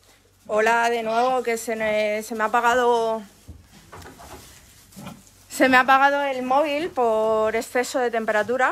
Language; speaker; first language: Spanish; native; Spanish